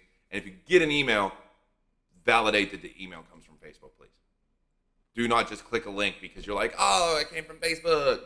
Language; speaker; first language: English; native; English